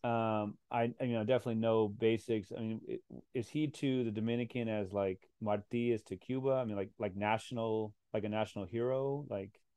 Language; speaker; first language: English; native; English